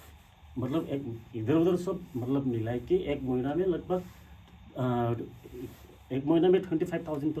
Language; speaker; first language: Hindi; non-native, local second language; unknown